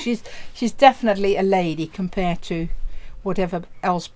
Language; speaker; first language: English; non-native, fluent; Dutch